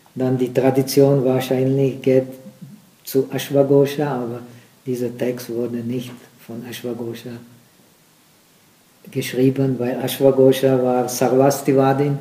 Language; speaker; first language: German; non-native, fluent; Czech